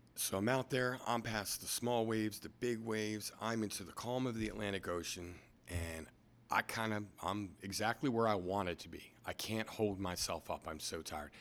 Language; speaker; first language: English; native; English